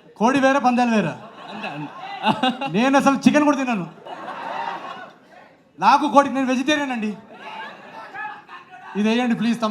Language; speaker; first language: Telugu; native; Telugu